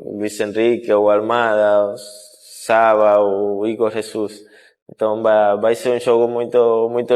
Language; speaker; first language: Portuguese; non-native, fluent; Spanish